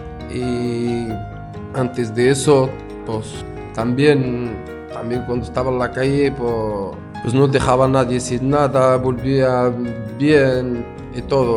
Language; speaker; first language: Spanish; non-native, fluent; Arabic